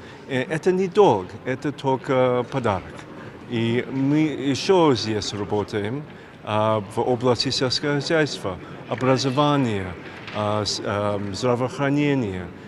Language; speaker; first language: Russian; non-native, learner; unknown